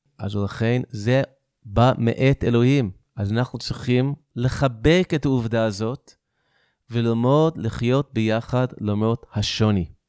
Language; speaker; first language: Hebrew; non-native, fluent; English